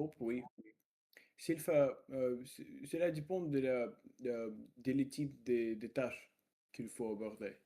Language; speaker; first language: French; non-native, learner; Russian